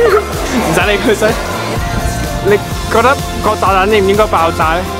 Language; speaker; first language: Chinese; native; Chinese